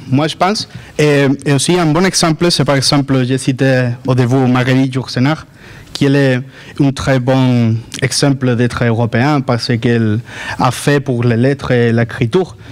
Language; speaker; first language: French; non-native, fluent; Spanish